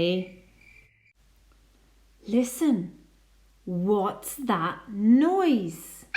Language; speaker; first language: English; non-native, fluent; Spanish